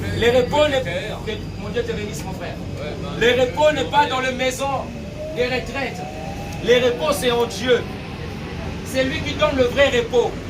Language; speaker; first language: French; non-native, local second language; Lingala